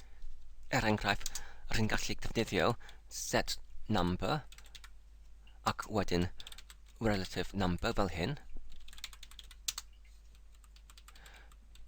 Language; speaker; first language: Welsh; non-native, learner; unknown